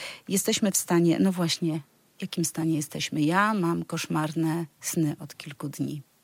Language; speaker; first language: Polish; native; Polish